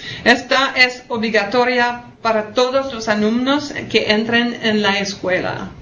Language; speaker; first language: Spanish; non-native, fluent; French